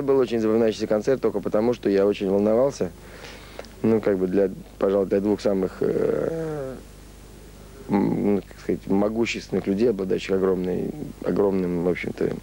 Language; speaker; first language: Russian; native; Russian